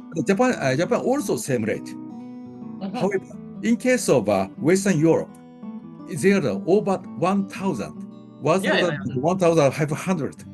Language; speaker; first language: English; non-native, learner; Japanese